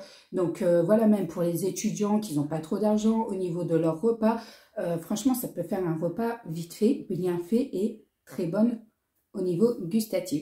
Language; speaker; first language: French; native; French